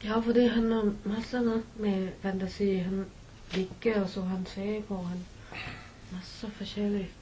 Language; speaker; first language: Norwegian; non-native, learner; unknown